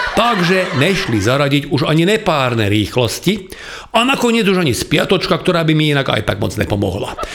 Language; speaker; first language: Slovak; non-native, local second language; Hungarian